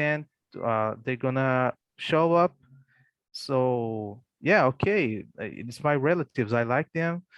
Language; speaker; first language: English; non-native, fluent; Portuguese